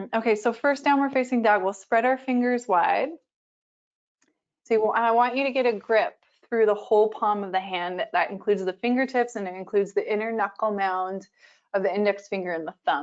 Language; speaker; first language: English; native; English